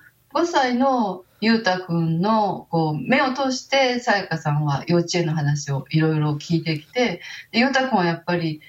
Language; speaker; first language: Japanese; native; Japanese